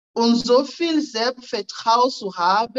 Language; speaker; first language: German; non-native, fluent; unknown